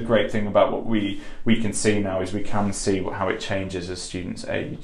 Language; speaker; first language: English; native; English